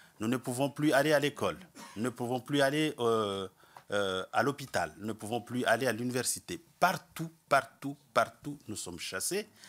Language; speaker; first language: French; non-native, local second language; Comorian